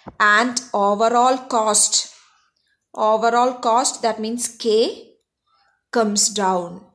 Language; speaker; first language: English; non-native, local second language; Malayalam